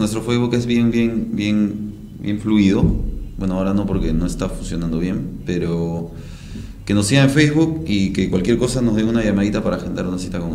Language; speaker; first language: Spanish; native; Spanish